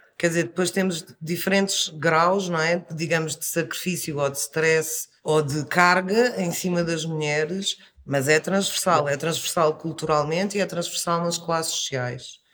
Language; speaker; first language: Portuguese; native; Portuguese